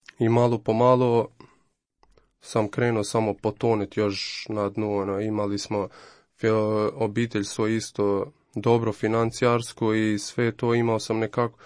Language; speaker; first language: Croatian; non-native, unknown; Albanian